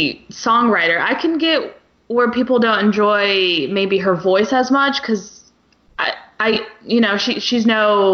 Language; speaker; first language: English; native; English